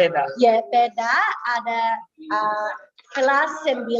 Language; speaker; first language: Indonesian; non-native, fluent; English